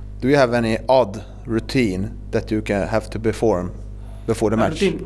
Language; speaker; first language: English; non-native, fluent; Swedish